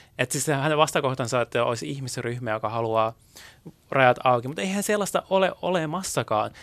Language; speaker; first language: Finnish; early bilingual, other home language; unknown